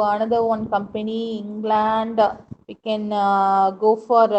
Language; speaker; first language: English; non-native, local second language; Tamil